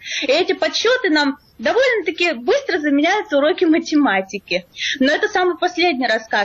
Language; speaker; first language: Russian; native; Russian